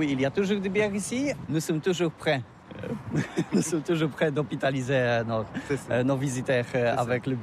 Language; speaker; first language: French; non-native, learner; Polish